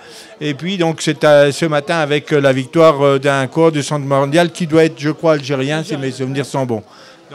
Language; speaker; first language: French; native; French